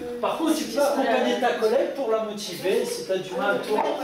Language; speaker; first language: French; native; French